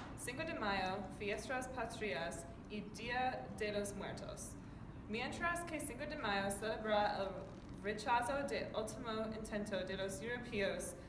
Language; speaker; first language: Spanish; non-native, learner; English